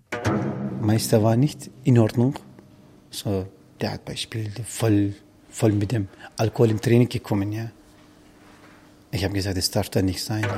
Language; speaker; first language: German; non-native, fluent; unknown